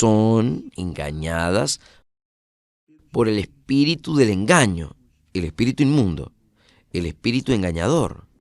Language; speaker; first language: Spanish; non-native, fluent; Portuguese